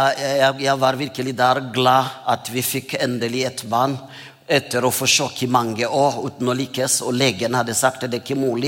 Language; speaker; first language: Norwegian; non-native, fluent; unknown